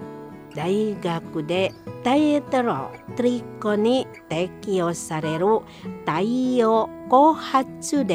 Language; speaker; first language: Japanese; non-native, fluent; Indonesian